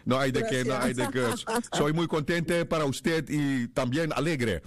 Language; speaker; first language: Spanish; non-native, learner; Dutch